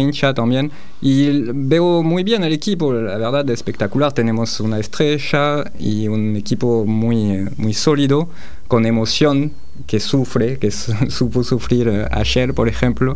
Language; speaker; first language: Spanish; non-native, fluent; French